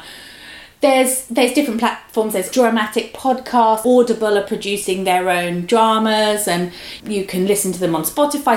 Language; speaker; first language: English; native; English